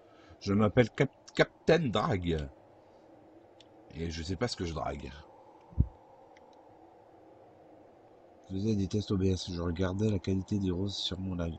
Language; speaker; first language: French; native; French